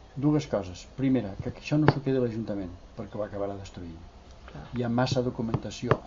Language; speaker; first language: Catalan; non-native, local second language; Spanish